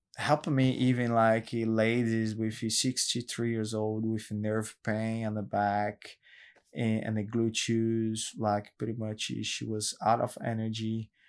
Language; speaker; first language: English; non-native, learner; Portuguese